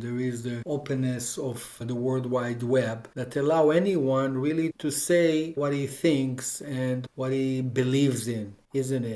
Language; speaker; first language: English; non-native, fluent; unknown